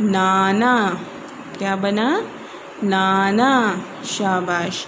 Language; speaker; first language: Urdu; non-native, local second language; Pashto